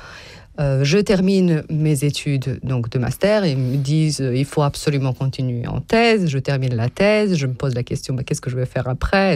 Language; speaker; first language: French; non-native, fluent; Serbian